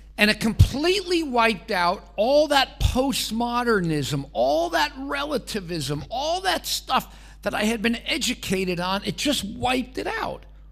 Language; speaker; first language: English; native; English